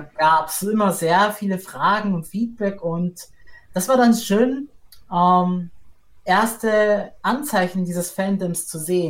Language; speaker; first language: German; native; German